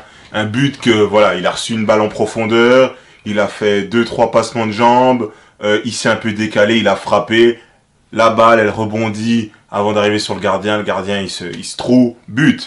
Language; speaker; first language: French; native; French